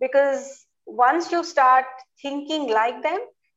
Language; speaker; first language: English; non-native, local second language; Hindi